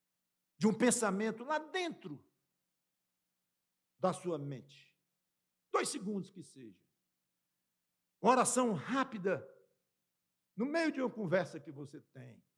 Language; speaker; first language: Portuguese; native; Portuguese